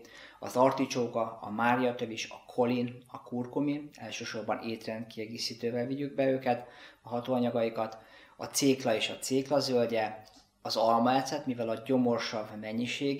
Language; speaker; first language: Hungarian; native; Hungarian